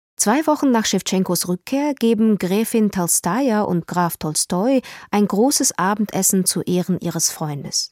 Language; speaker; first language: German; native; German